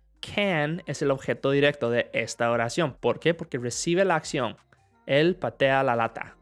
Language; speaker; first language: Spanish; non-native, fluent; English